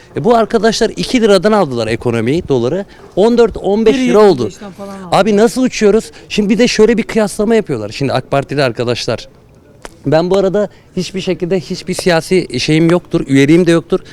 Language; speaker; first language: Turkish; native; Turkish